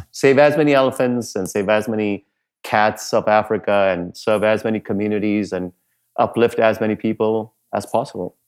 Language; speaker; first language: English; non-native, local second language; Punjabi